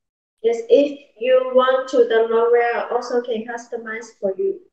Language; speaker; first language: English; non-native, learner; Chinese